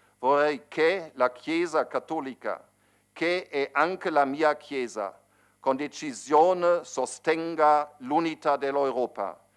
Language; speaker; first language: Italian; non-native, fluent; German